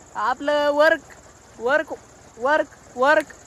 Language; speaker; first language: Hindi; non-native, local second language; Marathi